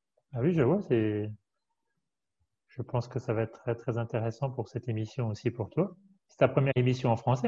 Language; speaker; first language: French; native; French